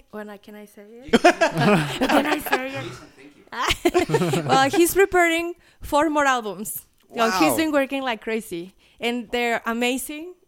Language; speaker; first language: English; non-native, fluent; Spanish